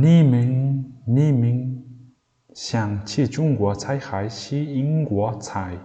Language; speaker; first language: Chinese; non-native, learner; Mongolian